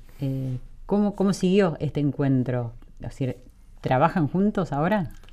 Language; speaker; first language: Spanish; native; Spanish